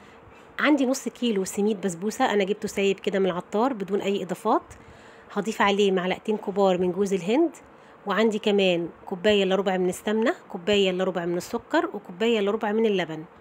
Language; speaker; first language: Arabic; native; Arabic